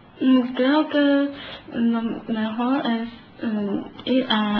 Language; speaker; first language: Spanish; non-native, learner; Chinese